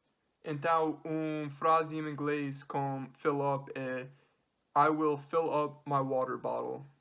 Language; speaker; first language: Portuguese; non-native, learner; English